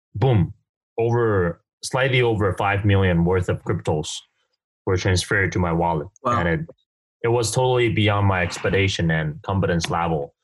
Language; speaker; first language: English; non-native, fluent; Chinese